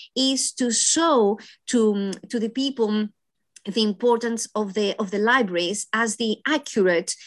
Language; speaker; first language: English; non-native, fluent; Greek